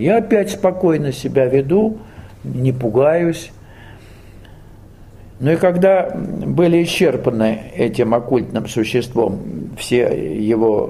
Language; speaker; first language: Russian; native; Russian